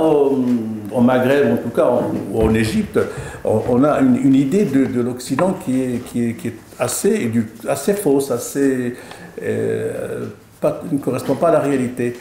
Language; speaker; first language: French; non-native, local second language; Arabic